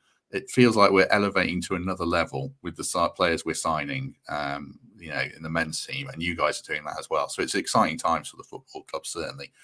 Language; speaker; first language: English; native; English